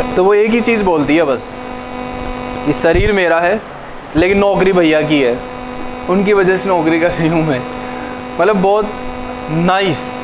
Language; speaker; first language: Hindi; native; Hindi